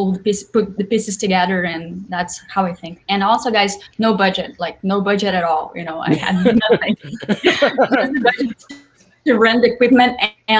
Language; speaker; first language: English; non-native, fluent; Portuguese